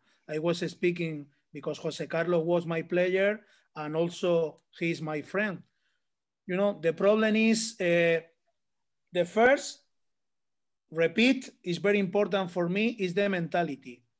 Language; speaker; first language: English; non-native, learner; Spanish